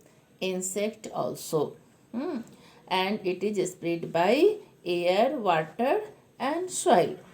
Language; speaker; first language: English; non-native, local second language; Hindi